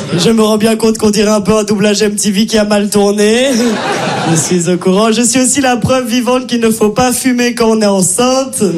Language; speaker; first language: French; native; French